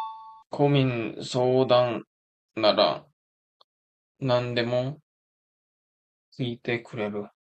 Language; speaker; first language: Japanese; non-native, learner; Korean